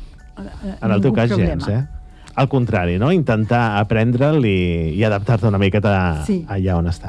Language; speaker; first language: Catalan; native; Catalan